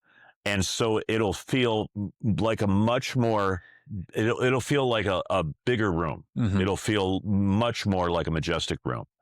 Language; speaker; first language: English; native; English